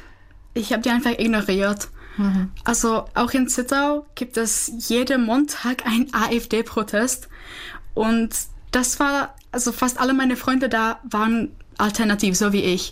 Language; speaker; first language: German; non-native, fluent; Czech